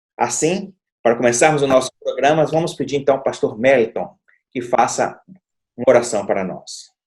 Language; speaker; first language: Portuguese; native; Portuguese